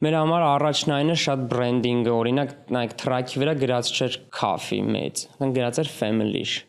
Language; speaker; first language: Armenian; native; Armenian